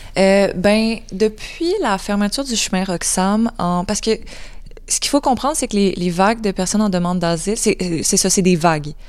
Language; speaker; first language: French; native; French